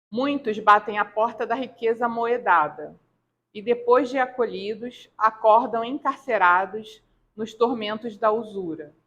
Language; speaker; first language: Portuguese; native; Portuguese